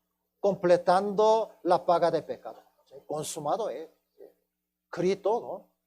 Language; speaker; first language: Spanish; non-native, fluent; Korean